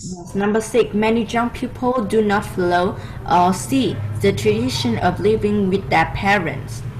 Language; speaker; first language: English; non-native, learner; Vietnamese